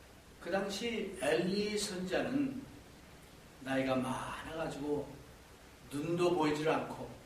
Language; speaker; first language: Korean; native; Korean